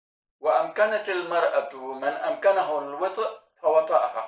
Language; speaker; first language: Arabic; native; Arabic